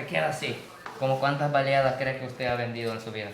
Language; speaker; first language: Spanish; non-native, fluent; Japanese